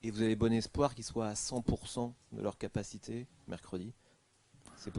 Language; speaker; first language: French; native; French